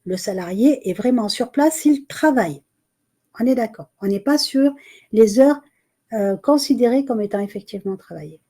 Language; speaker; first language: French; native; French